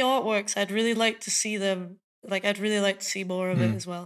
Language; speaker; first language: English; native; English